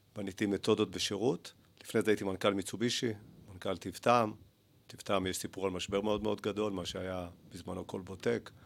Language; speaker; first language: Hebrew; early bilingual, other home language; Spanish